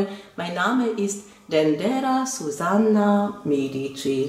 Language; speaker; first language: German; non-native, fluent; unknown